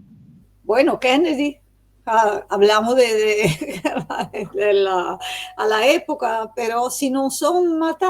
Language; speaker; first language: Spanish; non-native, fluent; Italian